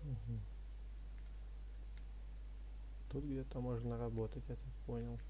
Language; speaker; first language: Russian; native; Russian